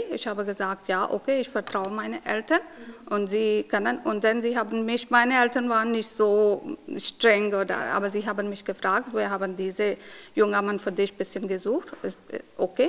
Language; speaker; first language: German; non-native, learner; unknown